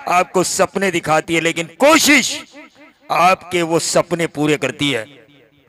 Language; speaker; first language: Hindi; non-native, local second language; Marathi